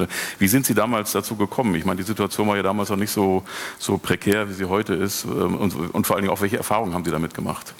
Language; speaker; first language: German; native; German